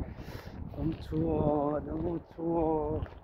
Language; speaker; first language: Korean; non-native, learner; Nepali